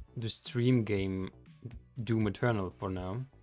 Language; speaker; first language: English; non-native, fluent; German